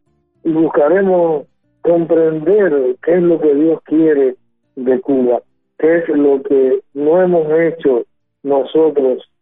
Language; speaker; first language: Spanish; native; Spanish